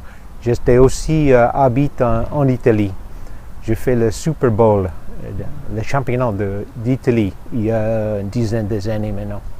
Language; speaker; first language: French; non-native, fluent; English